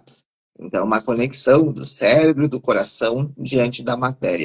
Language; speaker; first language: Portuguese; native; Portuguese